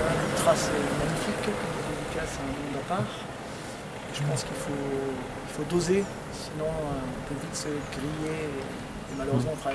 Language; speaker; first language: French; native; French